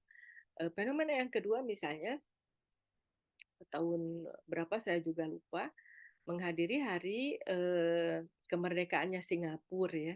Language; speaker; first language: Indonesian; native; Indonesian